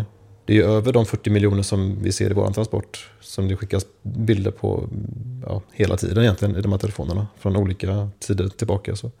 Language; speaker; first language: Swedish; native; Swedish